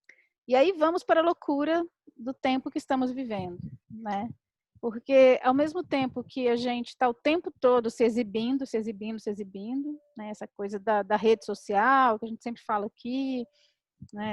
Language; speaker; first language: Portuguese; native; Portuguese